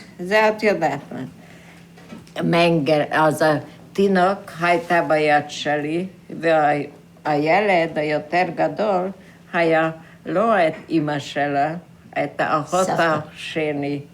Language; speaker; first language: Hebrew; non-native, fluent; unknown